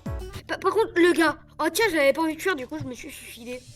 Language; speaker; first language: French; native; French